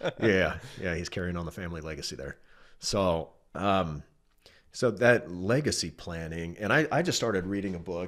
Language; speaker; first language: English; native; English